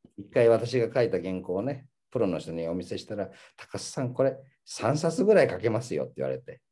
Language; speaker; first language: Japanese; early bilingual, heritage; Japanese